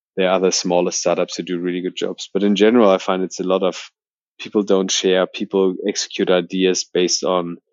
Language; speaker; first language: English; non-native, fluent; German